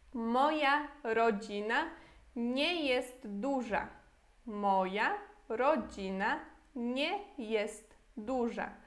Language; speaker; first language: Polish; non-native, fluent; Portuguese